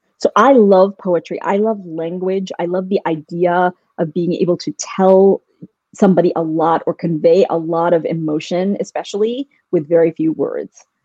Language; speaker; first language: English; early bilingual, other home language; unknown